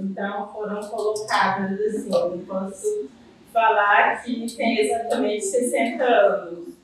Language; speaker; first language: Portuguese; non-native, local second language; Guarani